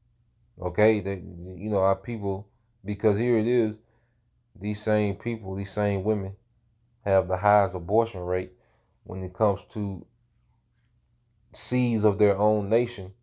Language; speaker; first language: English; native; English